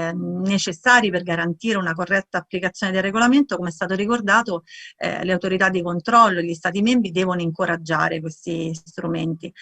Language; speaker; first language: Italian; native; Italian